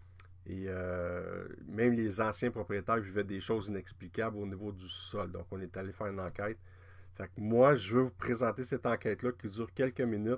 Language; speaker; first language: French; native; French